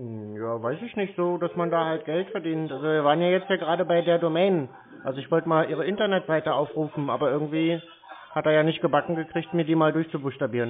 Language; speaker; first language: German; native; German